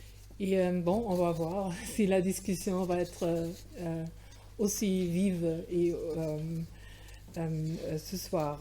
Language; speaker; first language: French; non-native, fluent; German